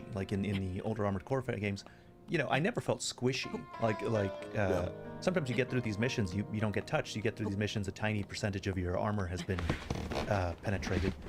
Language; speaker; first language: English; native; English